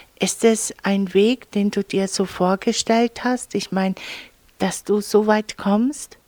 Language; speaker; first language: German; native; German